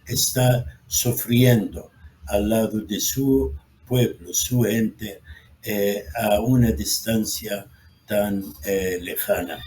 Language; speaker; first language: Spanish; non-native, fluent; Arabic